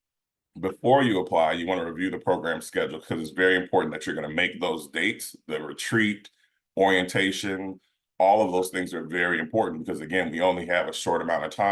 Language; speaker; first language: English; native; English